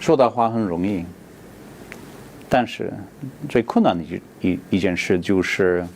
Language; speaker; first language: Chinese; non-native, fluent; English